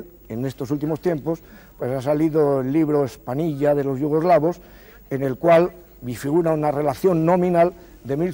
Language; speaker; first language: Spanish; native; Spanish